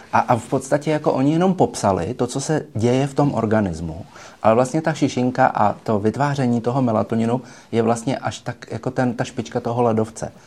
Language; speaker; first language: Czech; native; Czech